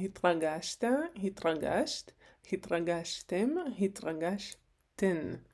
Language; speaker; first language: Hebrew; non-native, fluent; Ukrainian